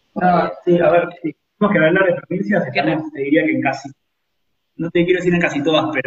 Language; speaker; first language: Spanish; native; Spanish